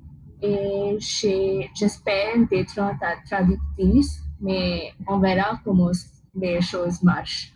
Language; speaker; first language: French; non-native, learner; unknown